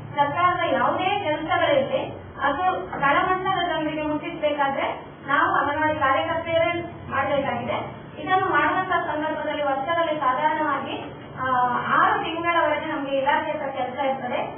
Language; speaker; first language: Kannada; native; Kannada